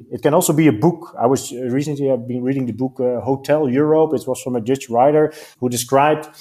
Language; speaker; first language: English; non-native, fluent; Dutch